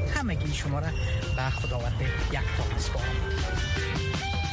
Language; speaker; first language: Persian; native; Persian